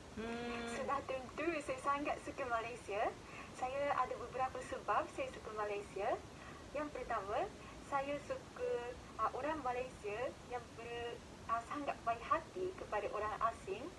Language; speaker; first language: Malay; non-native, fluent; Japanese